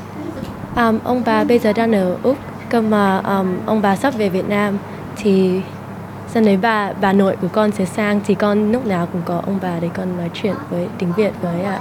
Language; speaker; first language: Vietnamese; early bilingual, heritage; Vietnamese